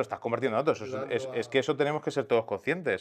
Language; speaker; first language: Spanish; native; Spanish